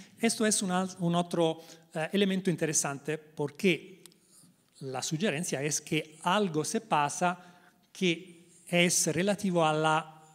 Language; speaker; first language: Spanish; non-native, learner; Italian